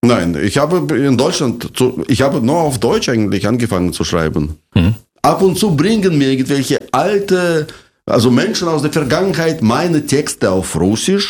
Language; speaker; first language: German; non-native, fluent; Russian